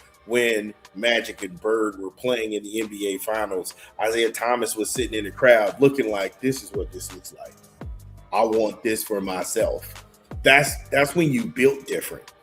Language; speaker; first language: English; native; English